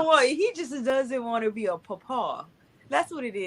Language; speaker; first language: English; native; English